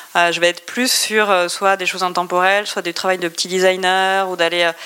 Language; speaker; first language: French; native; French